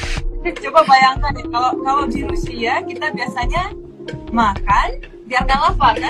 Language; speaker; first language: Indonesian; non-native, fluent; Russian